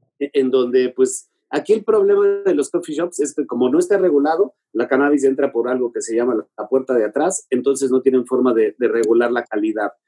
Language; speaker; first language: Spanish; native; Spanish